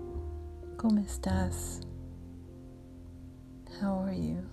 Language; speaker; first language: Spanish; non-native, learner; English